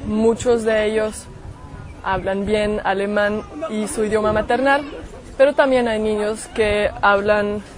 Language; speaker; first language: Spanish; non-native, fluent; German